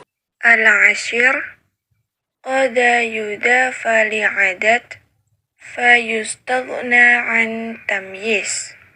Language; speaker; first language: Arabic; non-native, learner; Indonesian